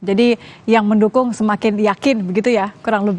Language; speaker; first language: Indonesian; native; Indonesian